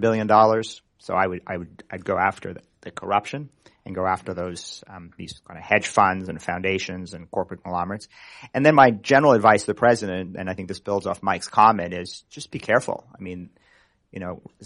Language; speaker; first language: English; native; English